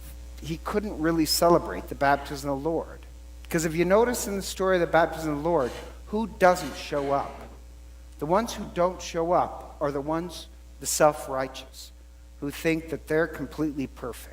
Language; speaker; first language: English; native; English